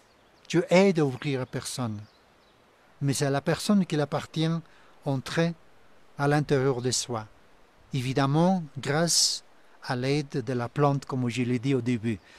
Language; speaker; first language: French; non-native, fluent; Spanish